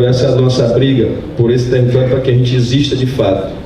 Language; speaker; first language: Portuguese; native; Portuguese